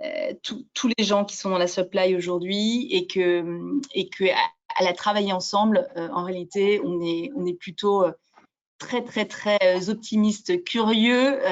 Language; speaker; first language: French; native; French